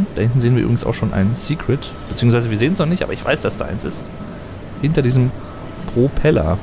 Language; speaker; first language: German; native; German